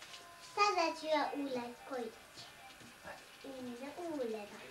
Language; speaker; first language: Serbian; early bilingual, heritage; Serbian